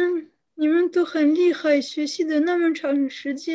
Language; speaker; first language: Chinese; non-native, fluent; French